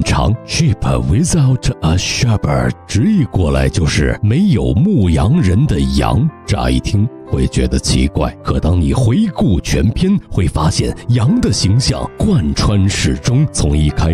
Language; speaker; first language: Chinese; native; Chinese